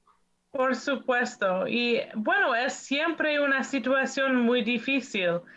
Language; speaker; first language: Spanish; non-native, learner; English